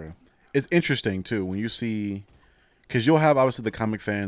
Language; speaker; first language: English; native; English